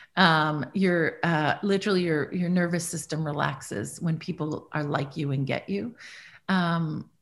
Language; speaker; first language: English; native; English